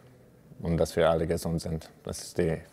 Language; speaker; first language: German; non-native, fluent; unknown